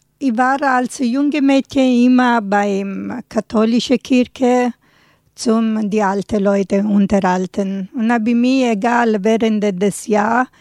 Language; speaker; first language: German; non-native, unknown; Italian